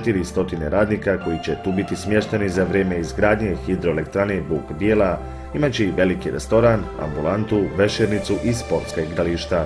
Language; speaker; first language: Bosnian; native; Bosnian